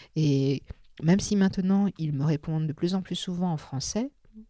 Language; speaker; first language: French; non-native, local second language; Min Nan Chinese